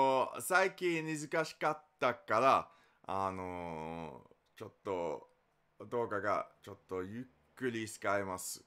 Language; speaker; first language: Japanese; non-native, learner; English